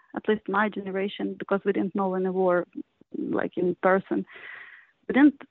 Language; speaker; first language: English; non-native, learner; Ukrainian